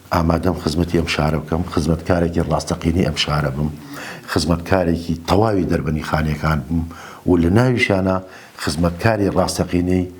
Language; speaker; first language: Central Kurdish; native; Central Kurdish